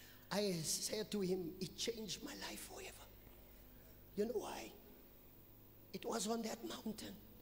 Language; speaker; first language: English; non-native, local second language; Afrikaans